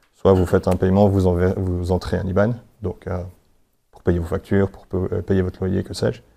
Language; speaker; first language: French; native; French